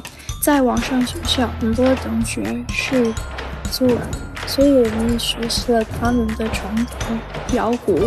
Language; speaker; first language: Chinese; non-native, learner; English